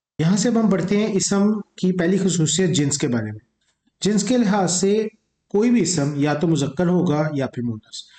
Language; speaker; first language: Urdu; native; Urdu